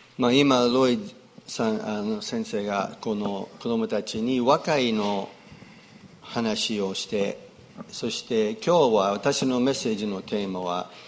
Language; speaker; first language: Japanese; non-native, fluent; English